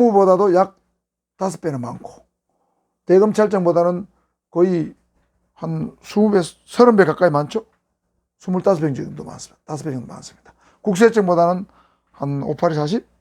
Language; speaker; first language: Korean; native; Korean